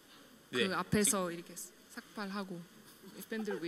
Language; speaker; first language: Korean; non-native, fluent; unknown